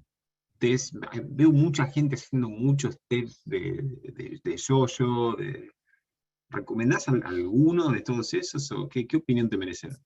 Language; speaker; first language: Spanish; native; Spanish